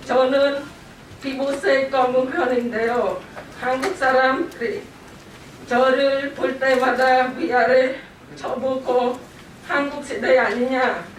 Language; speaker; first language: Korean; non-native, learner; Khmer